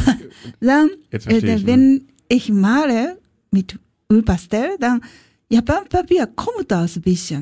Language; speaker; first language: German; non-native, learner; Japanese